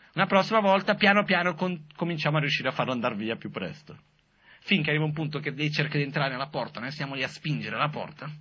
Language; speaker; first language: Italian; non-native, fluent; Portuguese